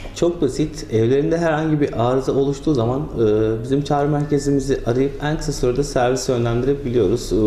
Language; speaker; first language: Turkish; native; Turkish